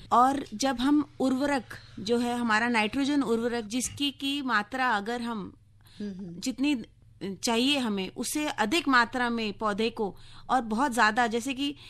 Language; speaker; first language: Hindi; native; Hindi